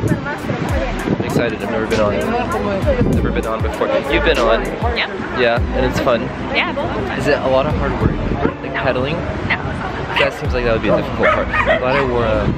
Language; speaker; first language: English; native; English